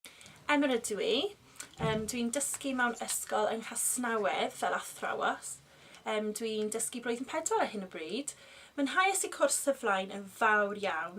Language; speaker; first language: Welsh; non-native, local second language; English